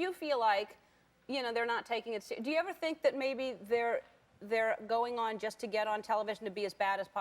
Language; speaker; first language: English; native; English